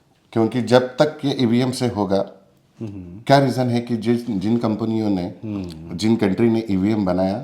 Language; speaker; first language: Hindi; native; Hindi